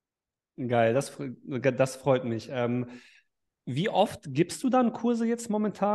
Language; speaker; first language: German; native; German